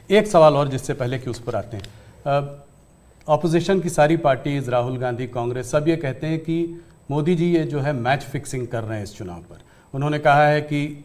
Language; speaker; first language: Hindi; native; Hindi